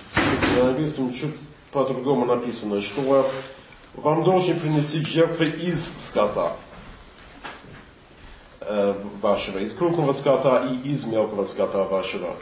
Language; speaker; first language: Russian; non-native, fluent; English